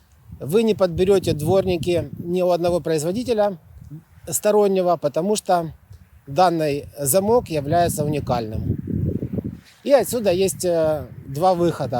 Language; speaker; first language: Russian; native; Russian